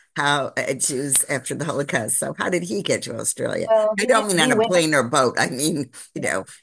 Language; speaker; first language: English; native; English